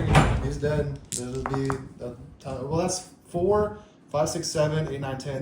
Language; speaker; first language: English; native; English